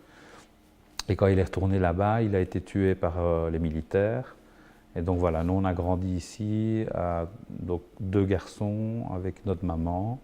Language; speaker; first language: French; early bilingual, other home language; Spanish